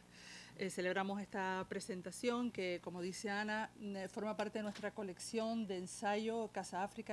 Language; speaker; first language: Spanish; native; Spanish